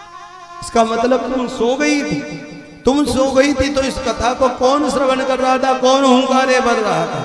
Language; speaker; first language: Hindi; native; Hindi